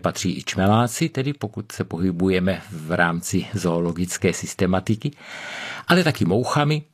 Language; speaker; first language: Czech; native; Czech